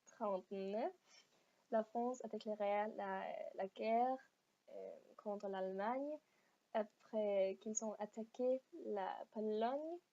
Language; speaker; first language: French; non-native, learner; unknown